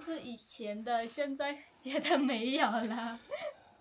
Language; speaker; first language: Chinese; non-native, learner; Vietnamese